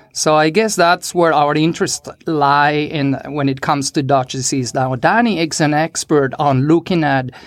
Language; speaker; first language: English; non-native, fluent; Spanish